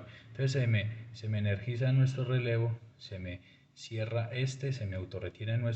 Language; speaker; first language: Spanish; native; Spanish